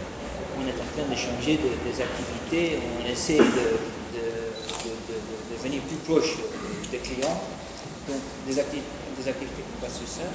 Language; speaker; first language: French; non-native, fluent; Dutch